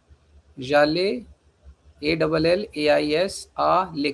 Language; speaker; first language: French; non-native, fluent; Hindi